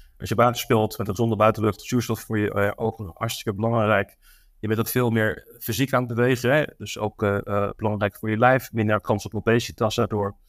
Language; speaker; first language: Dutch; native; Dutch